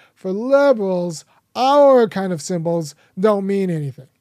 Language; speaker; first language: English; early bilingual, other home language; Akan